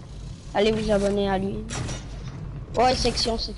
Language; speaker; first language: French; native; French